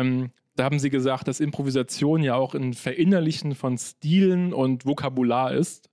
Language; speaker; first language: German; native; German